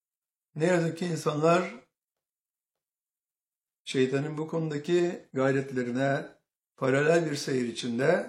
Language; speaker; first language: Turkish; native; Turkish